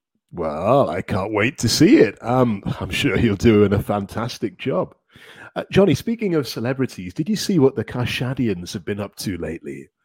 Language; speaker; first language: English; native; English